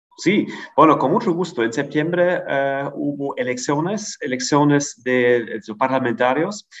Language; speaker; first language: Spanish; non-native, fluent; German